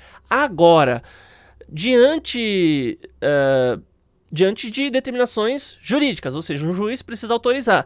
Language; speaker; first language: Portuguese; native; Portuguese